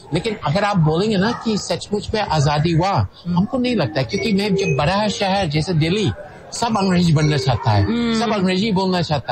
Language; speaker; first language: Hindi; non-native, fluent; English